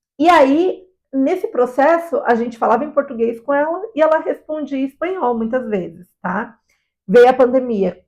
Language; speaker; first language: Portuguese; native; Portuguese